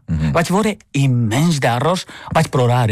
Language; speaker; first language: Catalan; non-native, fluent; Chinese